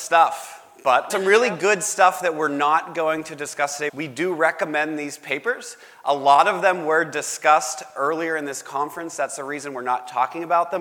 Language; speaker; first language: English; native; English